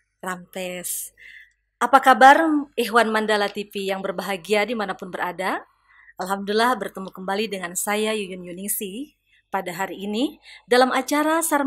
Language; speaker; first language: Indonesian; native; Indonesian